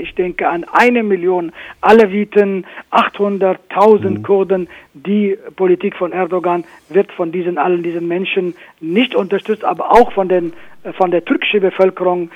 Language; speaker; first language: German; non-native, fluent; Kurdish